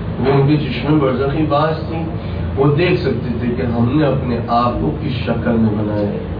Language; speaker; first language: Urdu; native; Urdu